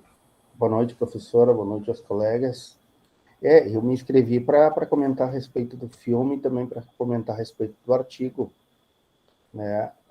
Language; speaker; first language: Portuguese; native; Portuguese